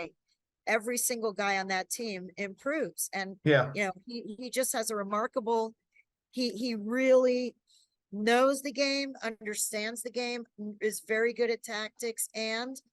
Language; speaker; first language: English; native; English